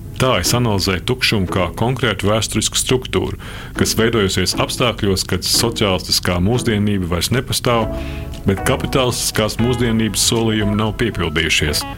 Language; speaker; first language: Latvian; native; Latvian